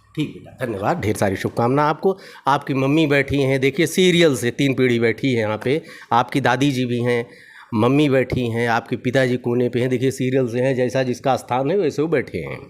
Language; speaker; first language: Hindi; native; Hindi